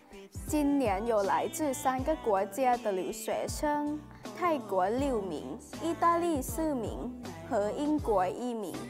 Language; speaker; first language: Chinese; non-native, learner; Thai